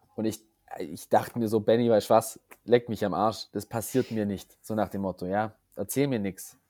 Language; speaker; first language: German; native; German